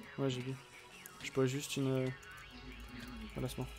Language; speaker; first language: French; native; French